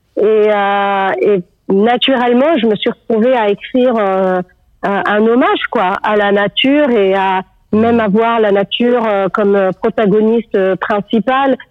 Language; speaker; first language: French; non-native, local second language; Arabic